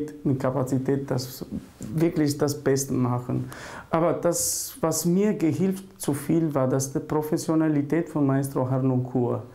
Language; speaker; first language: German; non-native, learner; Albanian